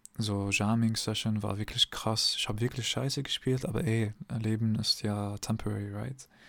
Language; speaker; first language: German; non-native, learner; English